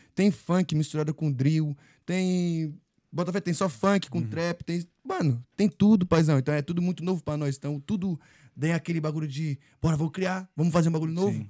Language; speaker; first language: Portuguese; native; Portuguese